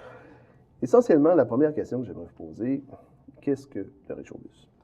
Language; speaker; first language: French; native; French